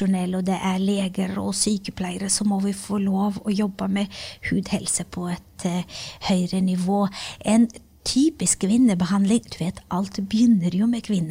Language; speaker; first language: Norwegian; early bilingual, other home language; Albanian